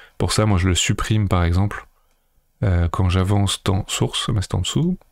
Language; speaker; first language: French; native; French